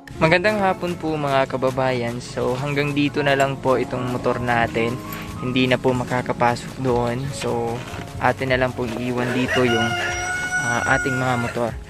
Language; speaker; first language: Filipino; non-native, local second language; Cebuano